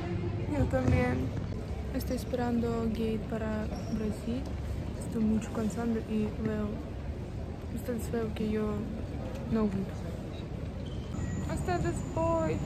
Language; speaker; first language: Spanish; non-native, learner; Russian